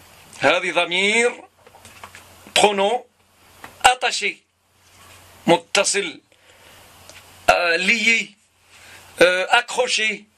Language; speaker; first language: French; non-native, local second language; Arabic